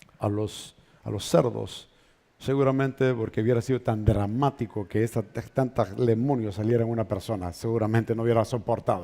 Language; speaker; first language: Spanish; native; Spanish